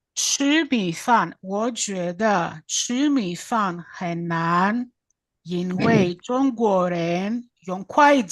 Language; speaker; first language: Chinese; non-native, learner; Greek